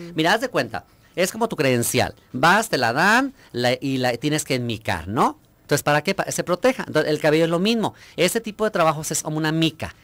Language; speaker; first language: Spanish; native; Spanish